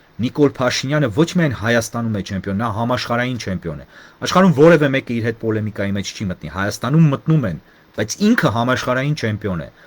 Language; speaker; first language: Armenian; native; Armenian